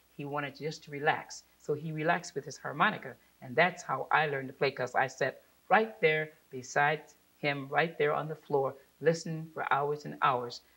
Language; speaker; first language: English; native; English